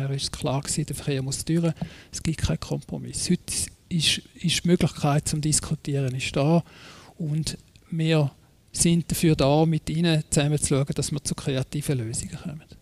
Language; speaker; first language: German; native; German